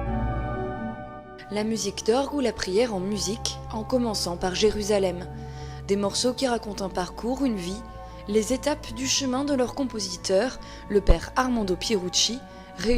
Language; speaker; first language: French; native; French